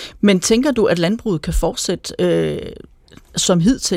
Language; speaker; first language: Danish; native; Danish